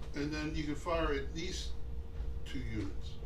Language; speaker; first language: English; native; English